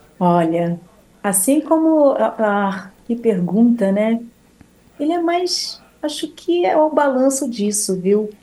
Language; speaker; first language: Portuguese; native; Portuguese